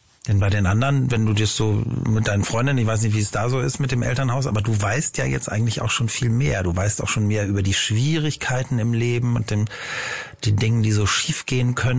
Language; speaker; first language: German; native; German